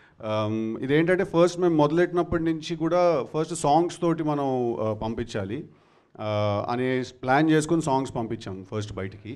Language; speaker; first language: Telugu; native; Telugu